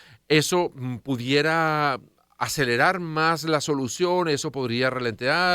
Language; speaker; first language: Spanish; native; Spanish